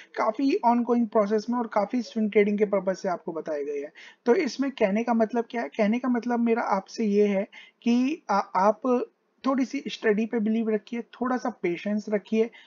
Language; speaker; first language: Hindi; native; Hindi